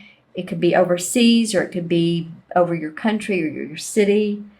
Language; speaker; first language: English; native; English